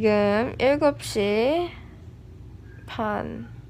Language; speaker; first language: Korean; non-native, learner; Filipino